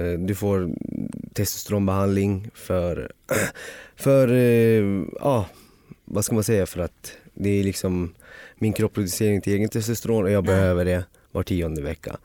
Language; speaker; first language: Swedish; early bilingual, other home language; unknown